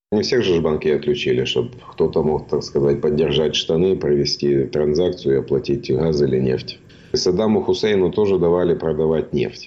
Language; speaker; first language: Russian; native; Russian